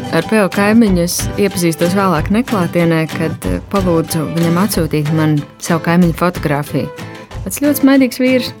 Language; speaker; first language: Latvian; native; Latvian